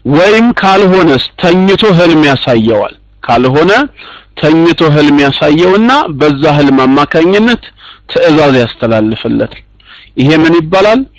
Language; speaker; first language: Amharic; native; Amharic